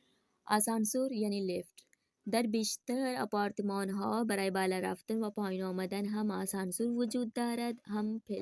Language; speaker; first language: Persian; non-native, fluent; Urdu